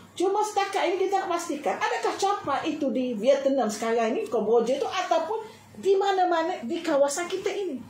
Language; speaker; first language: Malay; native; Malay